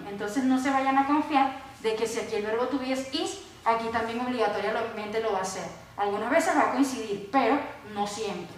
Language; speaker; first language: Spanish; native; Spanish